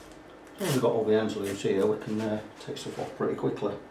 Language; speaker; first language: English; native; English